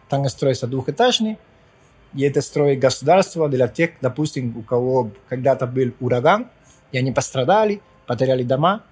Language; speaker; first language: Russian; non-native, fluent; Spanish